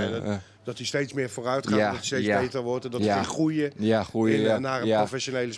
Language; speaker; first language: Dutch; native; Dutch